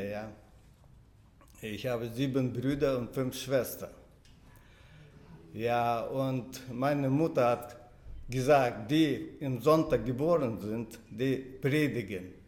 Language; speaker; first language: German; non-native, fluent; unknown